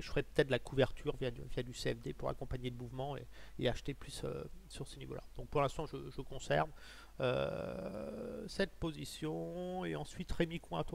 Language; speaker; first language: French; native; French